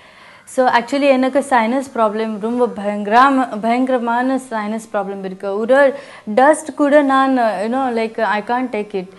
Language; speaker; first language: Tamil; non-native, learner; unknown